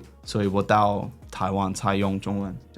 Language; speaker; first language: Chinese; non-native, fluent; English